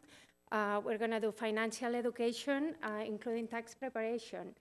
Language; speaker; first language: English; non-native, fluent; Spanish